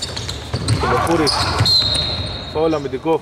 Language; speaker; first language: Greek; native; Greek